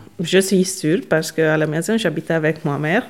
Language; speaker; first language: French; non-native, learner; Hungarian